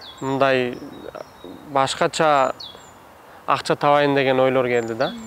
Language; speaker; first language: Kyrgyz; non-native, fluent; Turkish